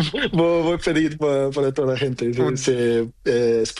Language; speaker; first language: Spanish; non-native, learner; Portuguese